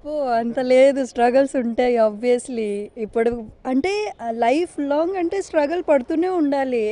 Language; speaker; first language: Telugu; non-native, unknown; Bangla